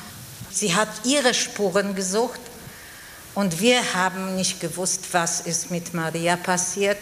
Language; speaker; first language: German; non-native, fluent; Polish